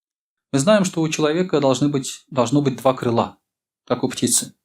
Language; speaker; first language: Russian; non-native, local second language; Tatar